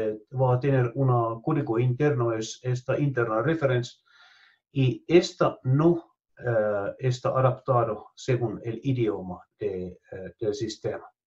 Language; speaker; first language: Spanish; non-native, fluent; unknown